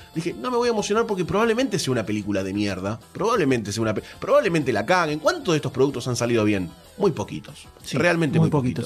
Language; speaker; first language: Spanish; native; Spanish